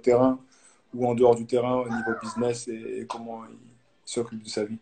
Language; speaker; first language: French; native; French